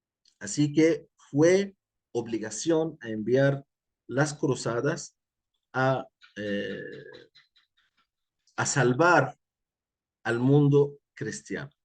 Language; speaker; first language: Spanish; non-native, fluent; Arabic